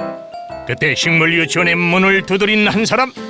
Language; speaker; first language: Korean; native; Korean